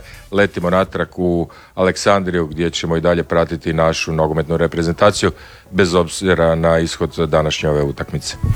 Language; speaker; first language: Serbian; native; Serbian